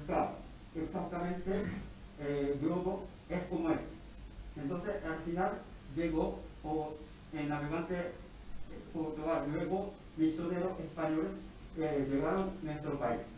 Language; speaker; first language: Spanish; non-native, learner; Japanese